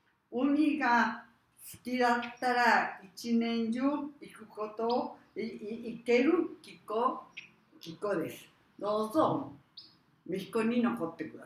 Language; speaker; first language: Japanese; non-native, learner; Spanish